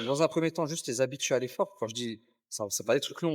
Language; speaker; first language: French; native; French